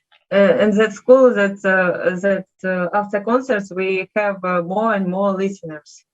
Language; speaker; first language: English; non-native, learner; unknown